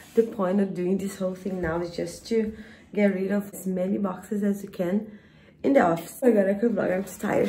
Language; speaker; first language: English; non-native, fluent; Portuguese